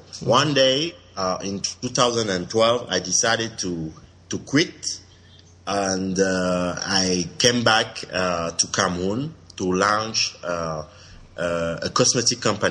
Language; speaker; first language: English; non-native, local second language; French